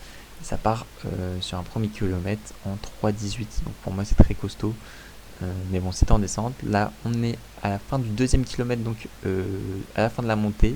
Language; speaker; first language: French; native; French